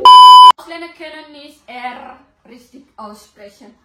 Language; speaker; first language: German; non-native, learner; Indonesian